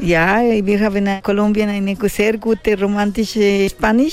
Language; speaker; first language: German; non-native, learner; Spanish